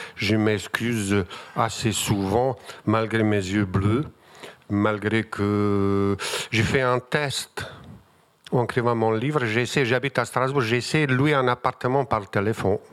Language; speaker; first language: French; non-native, fluent; Bosnian